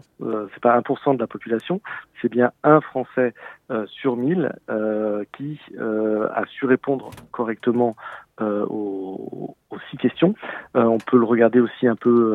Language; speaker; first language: French; native; French